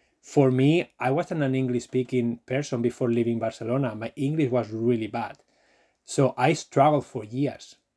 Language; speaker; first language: English; non-native, fluent; Spanish